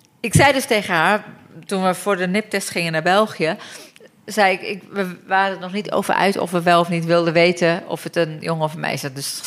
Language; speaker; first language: Dutch; early bilingual, other home language; Turkish